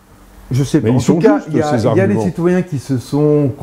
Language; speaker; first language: French; native; French